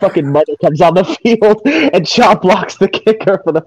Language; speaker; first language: English; native; English